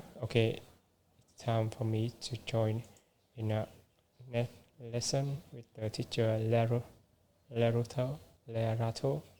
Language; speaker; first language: English; non-native, learner; Vietnamese